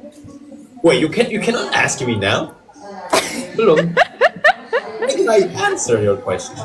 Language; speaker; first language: English; non-native, learner; Indonesian